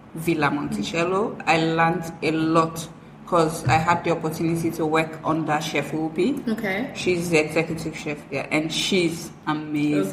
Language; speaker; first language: English; non-native, local second language; Fula